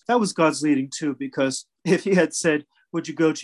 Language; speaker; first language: English; native; English